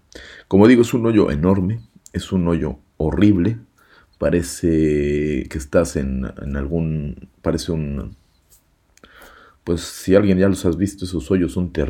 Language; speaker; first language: Spanish; native; Spanish